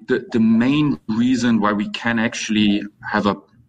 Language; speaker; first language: English; non-native, fluent; German